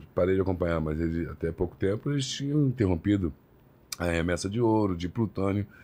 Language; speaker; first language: Portuguese; native; Portuguese